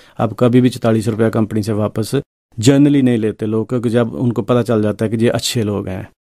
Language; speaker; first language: Hindi; non-native, local second language; Punjabi